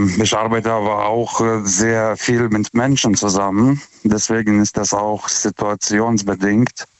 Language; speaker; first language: German; non-native, fluent; Lithuanian